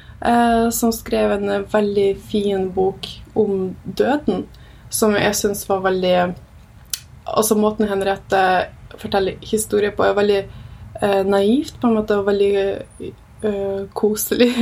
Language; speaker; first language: Norwegian; early bilingual, other home language; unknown